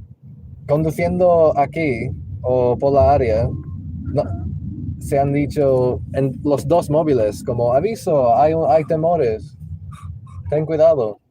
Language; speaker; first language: Spanish; non-native, learner; English